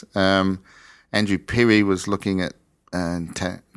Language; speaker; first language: English; native; English